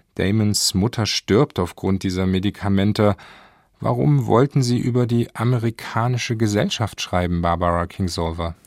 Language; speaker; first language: German; native; German